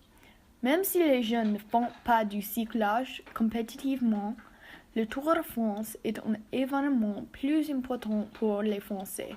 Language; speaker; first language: French; non-native, learner; English